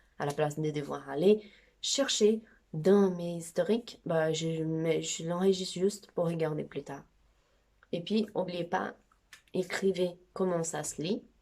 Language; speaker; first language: French; non-native, fluent; Portuguese